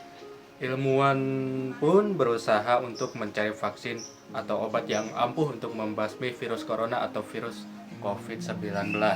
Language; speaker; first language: Indonesian; native; Indonesian